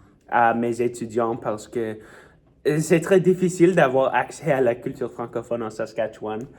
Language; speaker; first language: French; non-native, local second language; English